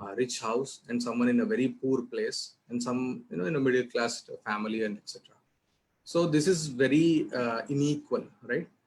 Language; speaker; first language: English; non-native, local second language; Telugu